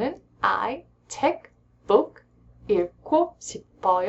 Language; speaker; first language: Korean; non-native, fluent; English